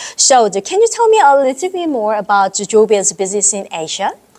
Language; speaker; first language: English; non-native, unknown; Korean